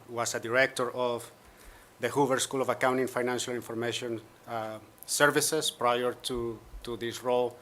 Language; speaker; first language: English; non-native, fluent; Spanish